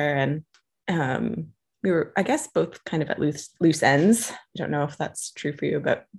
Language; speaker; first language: English; native; English